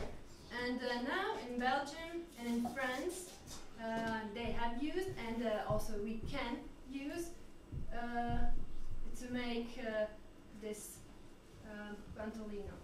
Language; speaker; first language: English; non-native, learner; French